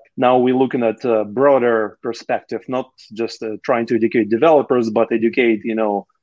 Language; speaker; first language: English; non-native, fluent; Russian